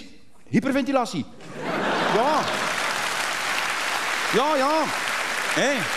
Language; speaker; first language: Dutch; native; Dutch